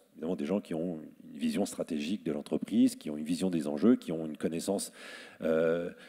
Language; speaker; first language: French; native; French